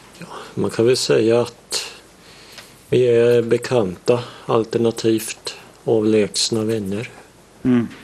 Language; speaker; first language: Swedish; native; Swedish